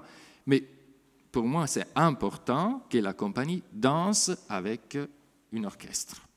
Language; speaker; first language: French; non-native, fluent; Italian